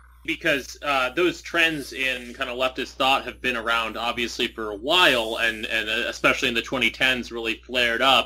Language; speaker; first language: English; native; English